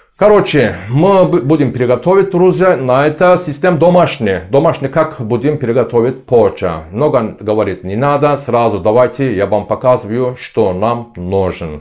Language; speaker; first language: Russian; non-native, learner; Turkish